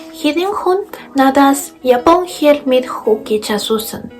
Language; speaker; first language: Mongolian; non-native, learner; Spanish